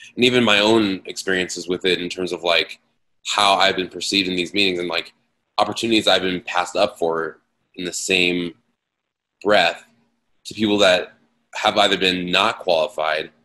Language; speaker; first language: English; native; English